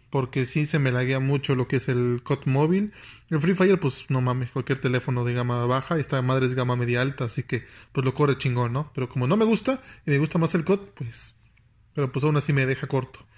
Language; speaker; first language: Spanish; native; Spanish